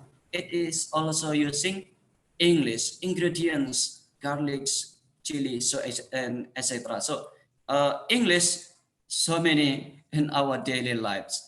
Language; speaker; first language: English; non-native, fluent; Indonesian